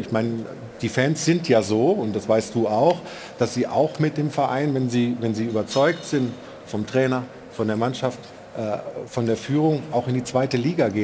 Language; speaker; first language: German; native; German